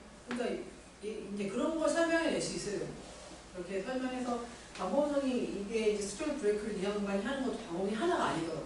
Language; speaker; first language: Korean; native; Korean